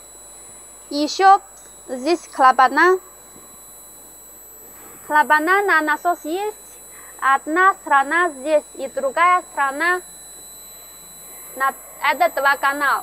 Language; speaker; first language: Russian; non-native, learner; Chinese